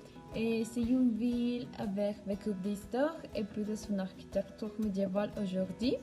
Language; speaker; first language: French; non-native, learner; Spanish